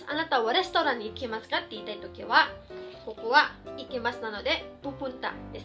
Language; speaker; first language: Japanese; non-native, fluent; Filipino